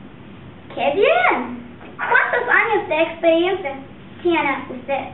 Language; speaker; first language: Spanish; non-native, learner; English